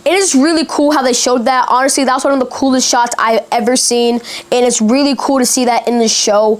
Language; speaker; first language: English; native; English